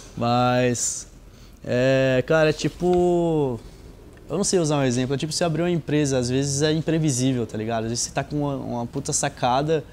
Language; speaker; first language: Portuguese; native; Portuguese